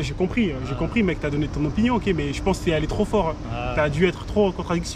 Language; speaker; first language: French; native; French